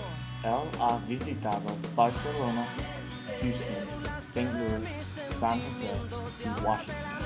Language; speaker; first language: Spanish; non-native, learner; English